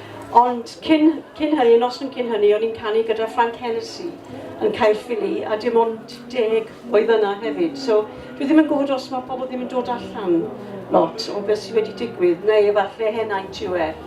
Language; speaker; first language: Welsh; non-native, local second language; English